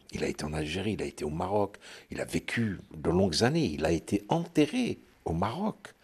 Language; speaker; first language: French; non-native, local second language; Arabic